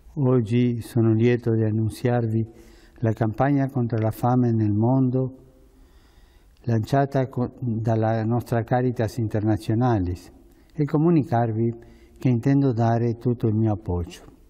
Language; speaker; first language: Italian; non-native, fluent; Spanish